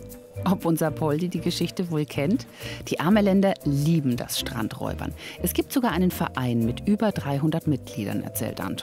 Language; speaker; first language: German; native; German